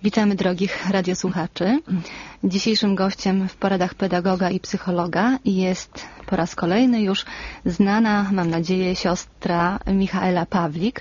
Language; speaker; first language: Polish; native; Polish